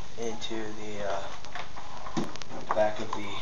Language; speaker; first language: English; native; English